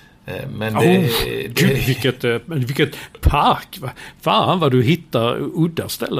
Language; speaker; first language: Swedish; native; Swedish